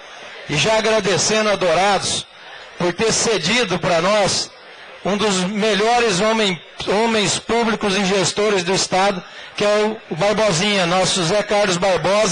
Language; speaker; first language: Portuguese; native; Portuguese